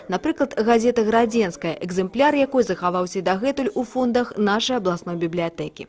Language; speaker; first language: Belarusian; native; Belarusian